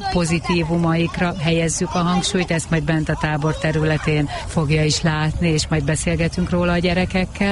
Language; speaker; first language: Hungarian; native; Hungarian